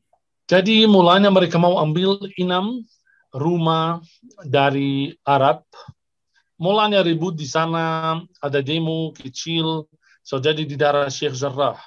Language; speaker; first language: Indonesian; non-native, fluent; Arabic